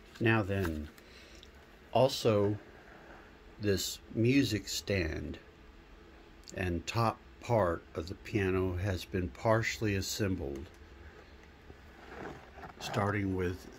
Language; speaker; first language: English; native; English